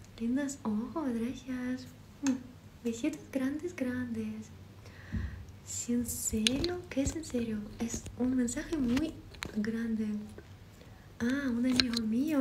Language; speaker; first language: Spanish; non-native, learner; Ukrainian